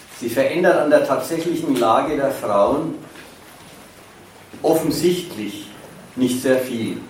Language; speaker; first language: German; native; German